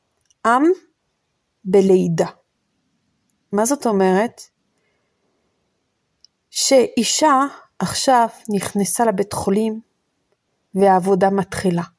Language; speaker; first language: Hebrew; non-native, fluent; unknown